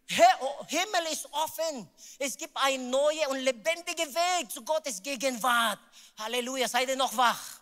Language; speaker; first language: German; non-native, learner; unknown